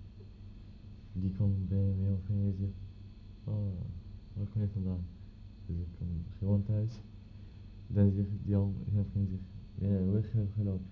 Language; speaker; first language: Dutch; non-native, learner; Arabic